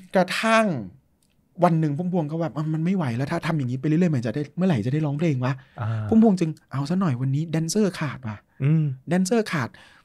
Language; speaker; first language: Thai; native; Thai